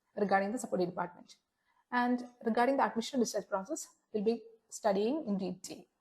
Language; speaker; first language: English; non-native, local second language; Malayalam